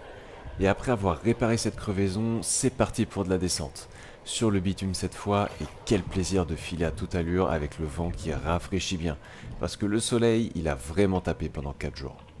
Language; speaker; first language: French; native; French